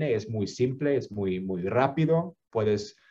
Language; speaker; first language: Spanish; non-native, fluent; English